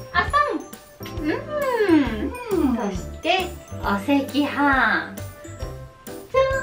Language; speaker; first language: Japanese; non-native, fluent; Indonesian